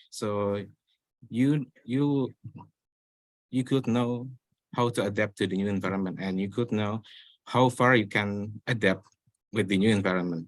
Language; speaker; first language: English; non-native, learner; Indonesian